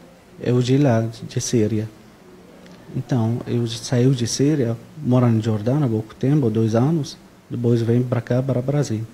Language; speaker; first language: Portuguese; non-native, learner; Arabic